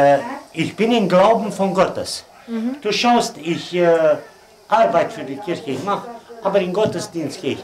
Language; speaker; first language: German; non-native, local second language; Romanian